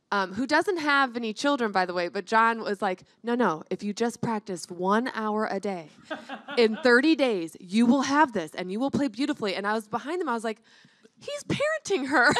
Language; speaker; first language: English; native; English